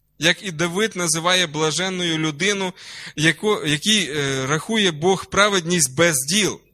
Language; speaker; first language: Ukrainian; non-native, local second language; Russian